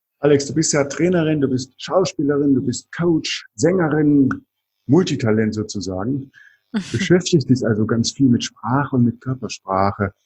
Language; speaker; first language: German; native; German